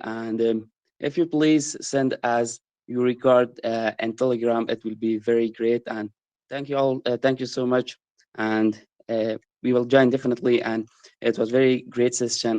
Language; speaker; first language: English; non-native, learner; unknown